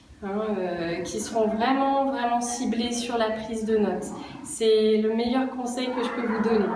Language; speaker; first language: French; native; French